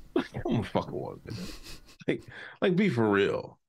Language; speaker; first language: English; native; English